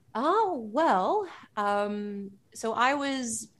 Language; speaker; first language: English; native; English